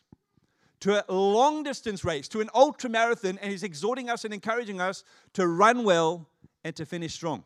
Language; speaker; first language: English; native; English